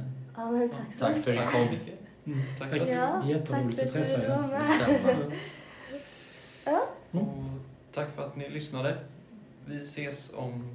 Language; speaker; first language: Swedish; early bilingual, other home language; German